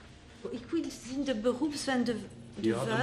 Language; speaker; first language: Dutch; non-native, local second language; French